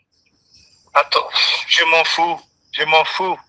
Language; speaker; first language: French; non-native, learner; Dutch